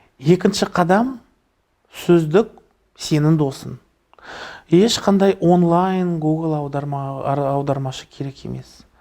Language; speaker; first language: Kazakh; non-native, local second language; Russian